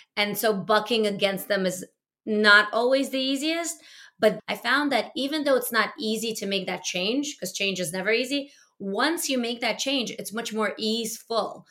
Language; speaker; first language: English; early bilingual, other home language; Russian